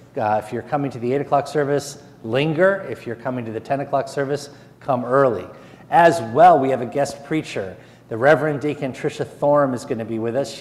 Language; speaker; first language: English; native; English